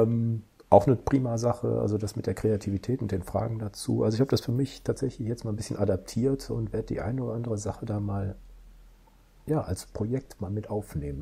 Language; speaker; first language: German; native; German